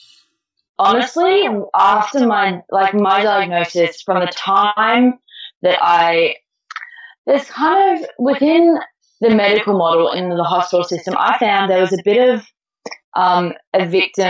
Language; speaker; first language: English; native; English